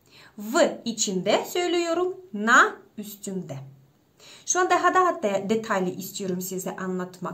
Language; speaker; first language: Turkish; non-native, fluent; Russian